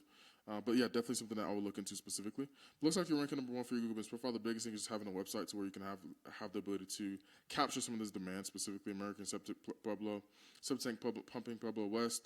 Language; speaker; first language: English; native; English